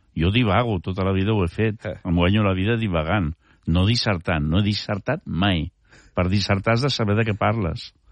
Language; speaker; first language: Catalan; early bilingual, heritage; Catalan